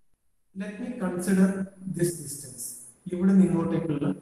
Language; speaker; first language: English; non-native, local second language; Malayalam